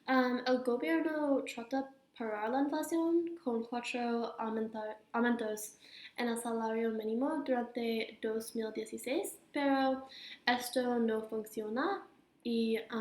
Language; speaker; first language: Spanish; non-native, learner; English